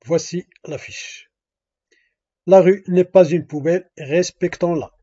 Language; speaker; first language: French; non-native, local second language; Arabic